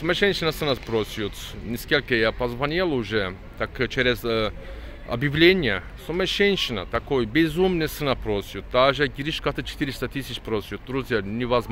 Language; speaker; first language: Russian; non-native, learner; Turkish